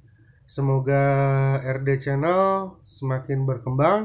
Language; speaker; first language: Indonesian; native; Indonesian